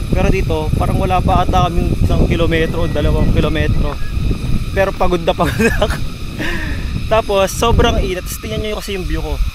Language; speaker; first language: Filipino; native; Filipino